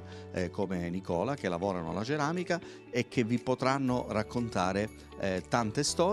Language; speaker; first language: Italian; native; Italian